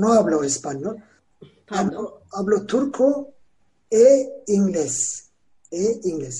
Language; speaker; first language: Spanish; non-native, fluent; Turkish